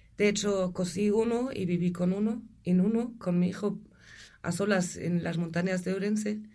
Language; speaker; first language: Spanish; non-native, fluent; German